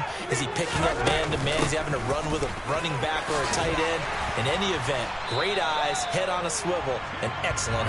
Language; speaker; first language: English; native; English